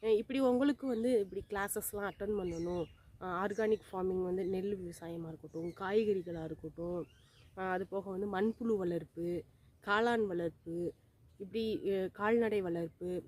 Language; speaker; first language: Tamil; native; Tamil